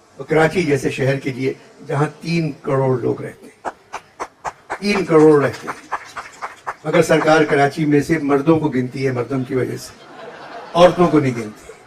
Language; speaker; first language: Urdu; native; Urdu